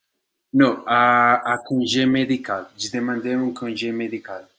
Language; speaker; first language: French; non-native, learner; Spanish